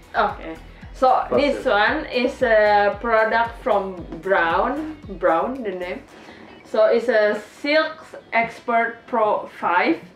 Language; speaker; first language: English; non-native, learner; Indonesian